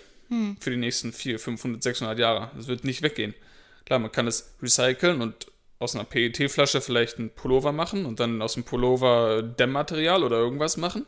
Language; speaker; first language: German; native; German